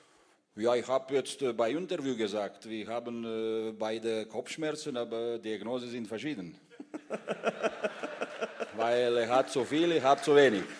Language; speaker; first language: German; non-native, fluent; Russian